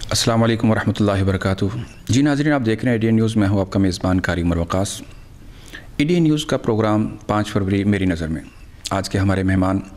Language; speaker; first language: Urdu; non-native, local second language; Punjabi